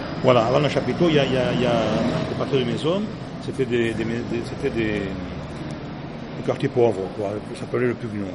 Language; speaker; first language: French; native; French